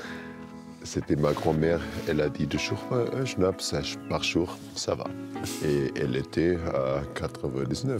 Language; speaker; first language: French; non-native, fluent; German